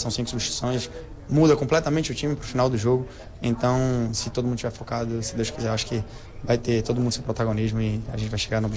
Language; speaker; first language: Portuguese; native; Portuguese